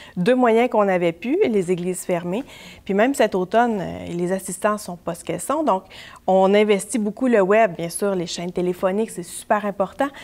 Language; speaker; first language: French; native; French